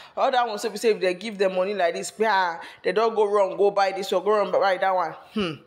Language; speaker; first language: Nigerian Pidgin; non-native, local second language; Yoruba